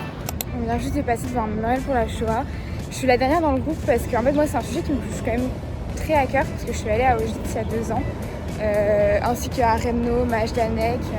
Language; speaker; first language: French; native; French